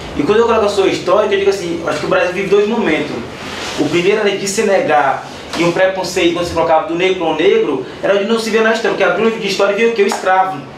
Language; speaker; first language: Portuguese; native; Portuguese